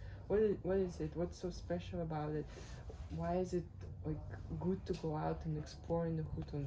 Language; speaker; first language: English; non-native, fluent; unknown